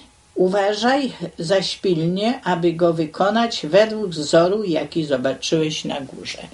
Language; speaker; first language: Polish; native; Polish